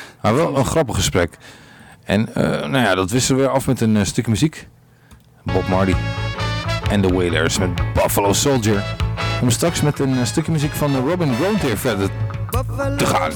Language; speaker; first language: Dutch; native; Dutch